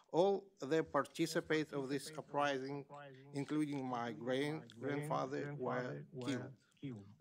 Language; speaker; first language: English; non-native, learner; Russian